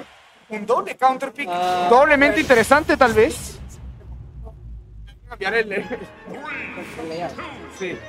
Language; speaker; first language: Spanish; native; Spanish